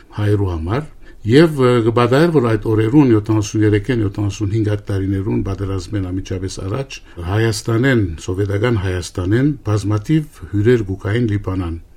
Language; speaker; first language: Armenian; early bilingual, heritage; Armenian